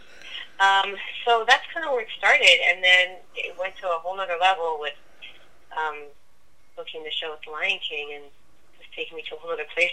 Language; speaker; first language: English; native; English